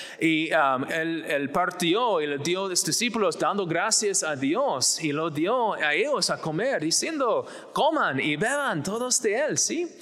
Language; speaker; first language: Spanish; non-native, fluent; English